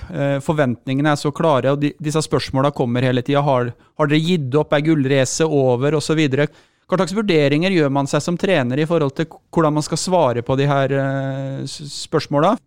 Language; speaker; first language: Norwegian; native; Norwegian